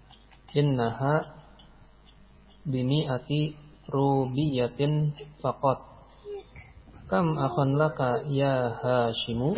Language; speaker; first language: Arabic; non-native, learner; Indonesian